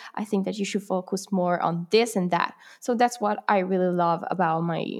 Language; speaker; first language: English; non-native, fluent; Italian